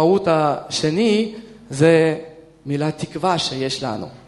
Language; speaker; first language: Hebrew; non-native, fluent; Russian